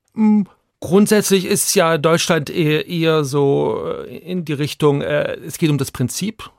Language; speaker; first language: German; native; German